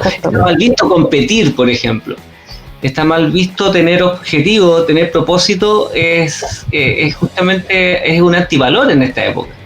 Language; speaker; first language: Spanish; native; Spanish